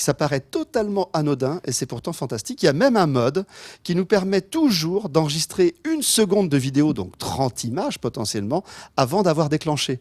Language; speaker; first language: French; native; French